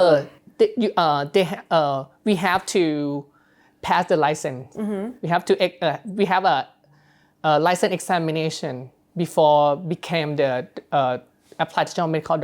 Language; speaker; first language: English; non-native, learner; Thai